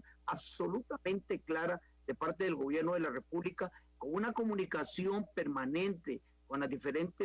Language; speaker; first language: Spanish; native; Spanish